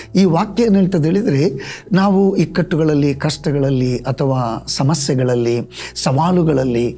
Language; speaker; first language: Kannada; native; Kannada